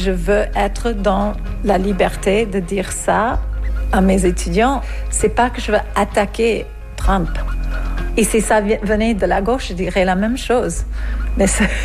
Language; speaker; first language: French; non-native, fluent; English